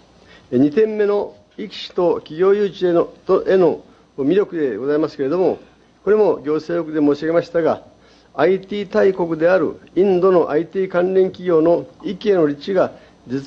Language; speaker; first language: Japanese; native; Japanese